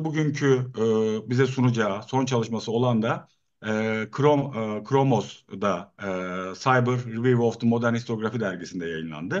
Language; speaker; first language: Turkish; native; Turkish